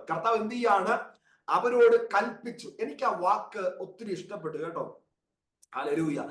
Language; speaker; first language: Malayalam; early bilingual, heritage; Malayalam